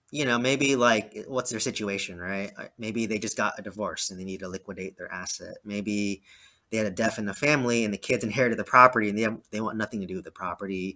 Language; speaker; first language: English; native; English